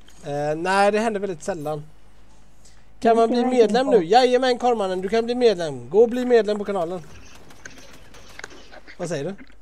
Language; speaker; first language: Swedish; native; Swedish